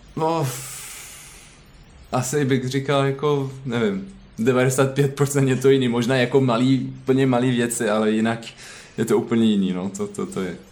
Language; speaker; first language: Czech; non-native, learner; French